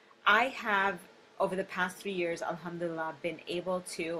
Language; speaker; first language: English; native; English